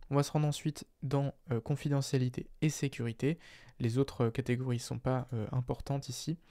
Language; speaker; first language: French; native; French